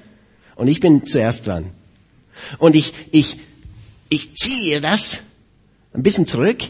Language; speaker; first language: German; non-native, fluent; English